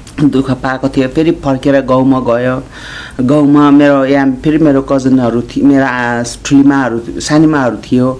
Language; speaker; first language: Nepali; non-native, local second language; Sherpa